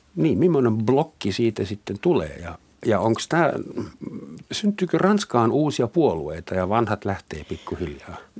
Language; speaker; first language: Finnish; non-native, fluent; German